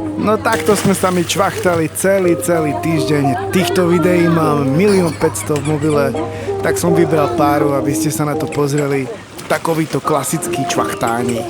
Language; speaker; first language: Slovak; non-native, local second language; Hungarian